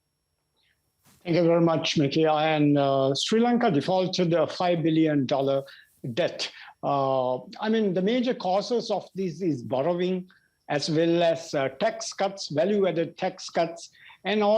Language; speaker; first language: English; non-native, local second language; Sinhala